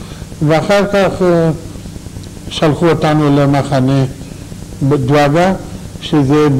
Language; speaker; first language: Hebrew; non-native, fluent; Romanian